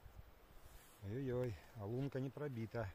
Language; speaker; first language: Russian; native; Russian